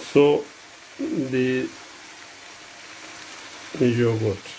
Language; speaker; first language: German; non-native, learner; Urdu